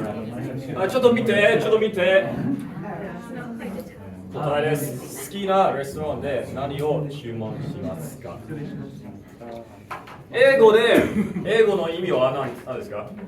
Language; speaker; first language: Japanese; non-native, learner; English